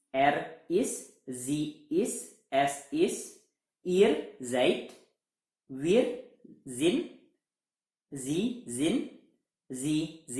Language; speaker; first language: German; non-native, learner; Indonesian